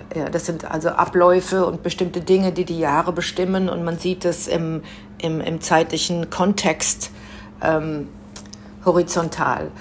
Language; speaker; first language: German; native; German